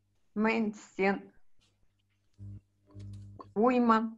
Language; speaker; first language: Finnish; non-native, learner; Russian